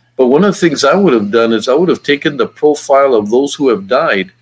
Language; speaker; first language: English; native; English